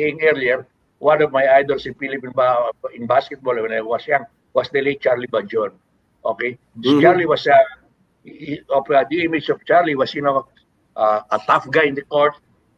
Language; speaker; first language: English; non-native, local second language; Filipino